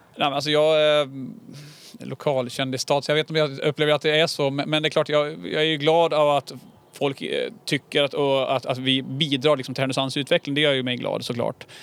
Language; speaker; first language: Swedish; native; Swedish